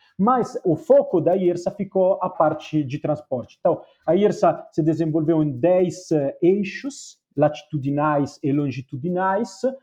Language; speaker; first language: Portuguese; non-native, fluent; Spanish